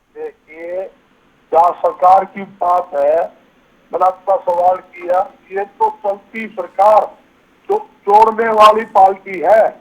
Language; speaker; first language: Hindi; native; Hindi